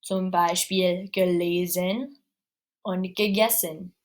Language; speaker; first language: German; non-native, fluent; English